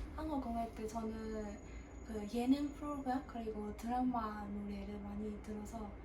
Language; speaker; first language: Korean; non-native, fluent; Burmese